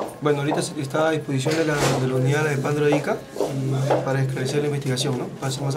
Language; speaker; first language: Spanish; native; Spanish